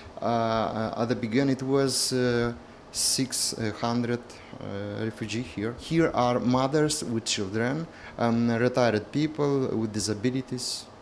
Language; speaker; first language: English; non-native, learner; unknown